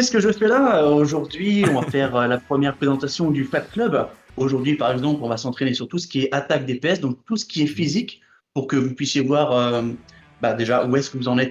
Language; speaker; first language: French; native; French